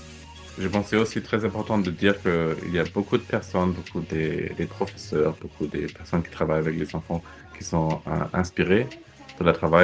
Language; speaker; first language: French; non-native, fluent; German